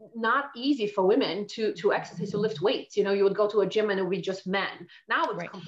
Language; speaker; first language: English; non-native, fluent; Polish